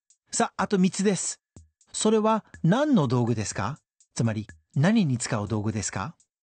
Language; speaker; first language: Japanese; non-native, fluent; English